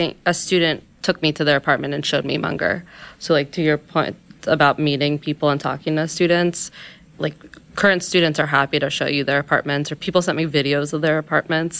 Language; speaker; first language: English; native; English